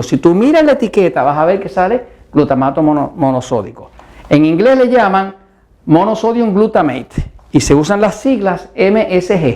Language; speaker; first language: Spanish; native; Spanish